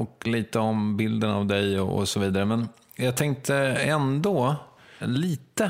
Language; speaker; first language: Swedish; native; Swedish